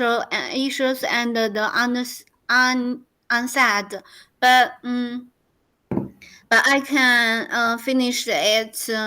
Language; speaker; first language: English; non-native, learner; Chinese